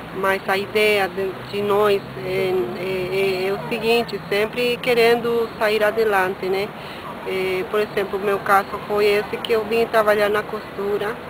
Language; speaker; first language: Portuguese; non-native, fluent; Spanish